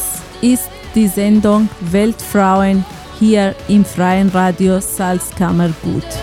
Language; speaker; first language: German; non-native, fluent; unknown